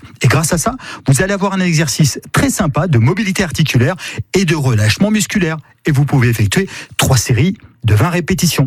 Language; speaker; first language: French; native; French